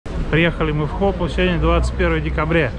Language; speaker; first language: Russian; native; Russian